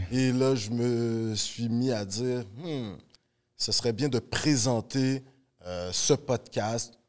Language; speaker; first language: French; native; French